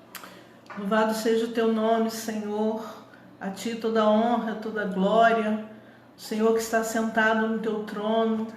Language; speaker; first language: Portuguese; native; Portuguese